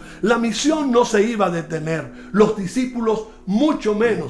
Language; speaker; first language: Spanish; native; Spanish